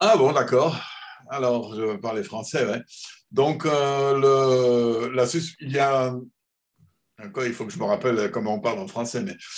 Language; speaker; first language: French; non-native, fluent; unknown